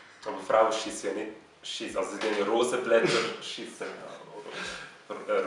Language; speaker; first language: German; native; German